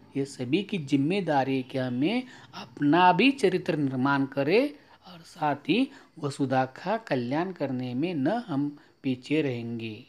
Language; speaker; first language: Hindi; non-native, local second language; Marathi